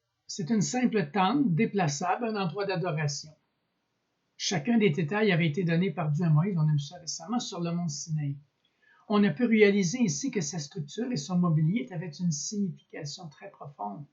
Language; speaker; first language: French; native; French